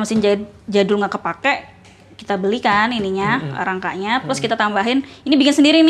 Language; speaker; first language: Indonesian; native; Indonesian